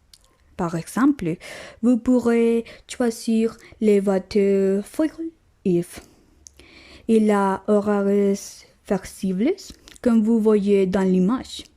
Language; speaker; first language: French; non-native, learner; Spanish